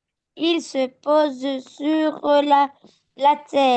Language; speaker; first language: French; non-native, learner; Arabic